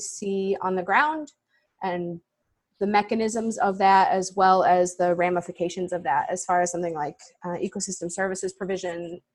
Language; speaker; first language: English; native; English